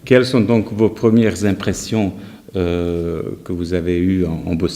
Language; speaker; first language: French; non-native, fluent; Croatian